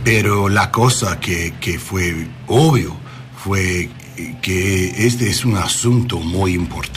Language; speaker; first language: Spanish; non-native, learner; English